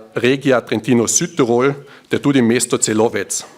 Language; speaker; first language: Slovenian; native; Slovenian